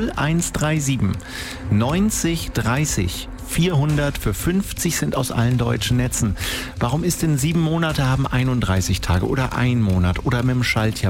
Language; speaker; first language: German; native; German